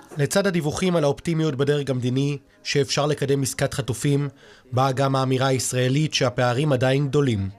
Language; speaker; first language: Hebrew; native; Hebrew